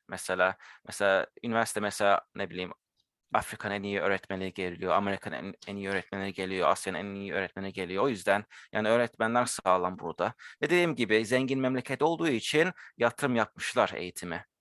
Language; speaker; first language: Turkish; early bilingual, heritage; Turkish